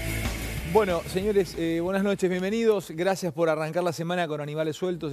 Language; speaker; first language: Spanish; native; Spanish